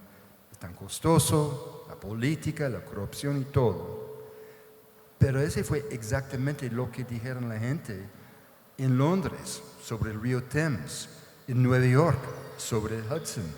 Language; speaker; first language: Spanish; non-native, fluent; English